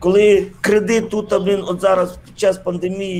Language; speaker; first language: Ukrainian; native; Ukrainian